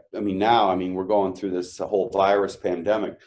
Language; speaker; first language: English; native; English